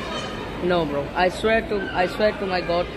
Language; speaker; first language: English; non-native, learner; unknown